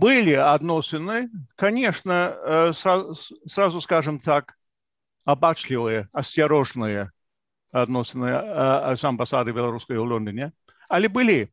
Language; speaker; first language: Belarusian; non-native, fluent; English